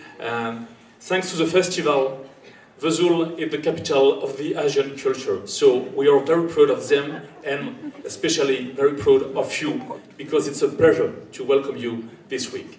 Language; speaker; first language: English; non-native, fluent; French